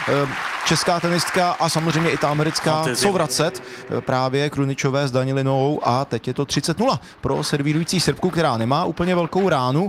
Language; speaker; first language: Czech; native; Czech